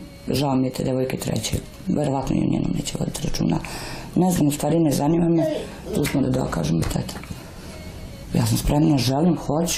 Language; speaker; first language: Bosnian; native; Bosnian